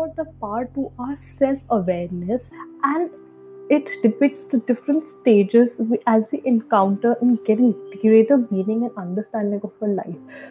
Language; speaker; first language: English; non-native, local second language; Hindi